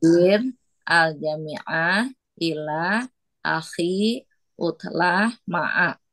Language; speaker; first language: Arabic; non-native, learner; Indonesian